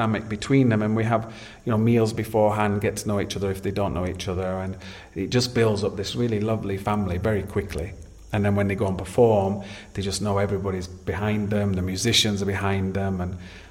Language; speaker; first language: English; native; English